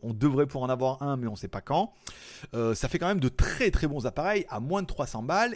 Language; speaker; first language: French; native; French